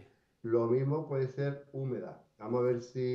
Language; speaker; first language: Spanish; native; Spanish